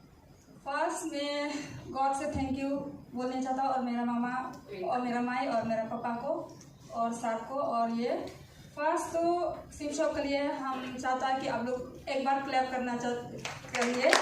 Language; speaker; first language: Hindi; non-native, local second language; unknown